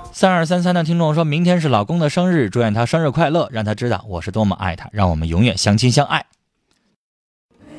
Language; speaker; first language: Chinese; native; Chinese